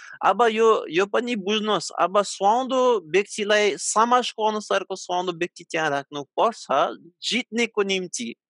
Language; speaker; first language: Nepali; non-native, fluent; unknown